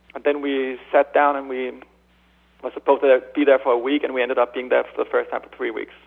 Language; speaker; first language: English; non-native, fluent; Danish